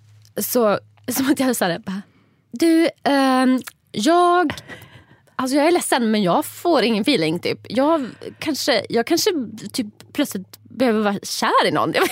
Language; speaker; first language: Swedish; native; Swedish